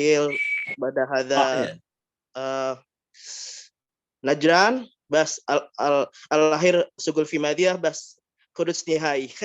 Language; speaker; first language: Arabic; non-native, learner; Indonesian